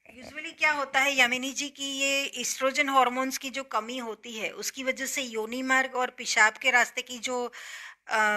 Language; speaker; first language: Hindi; non-native, local second language; Gujarati